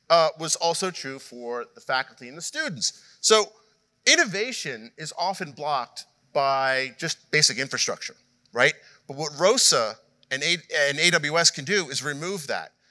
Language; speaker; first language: English; native; English